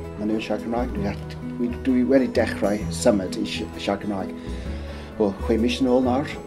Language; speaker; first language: Welsh; non-native, learner; English